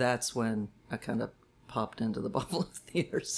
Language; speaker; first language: English; native; English